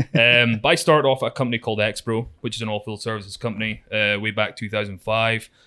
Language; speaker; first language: English; native; English